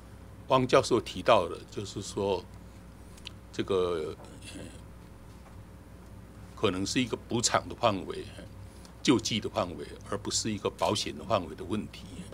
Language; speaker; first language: Chinese; native; Chinese